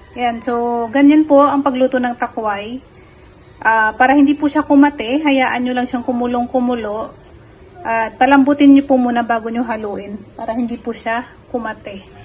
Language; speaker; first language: Filipino; non-native, local second language; Cebuano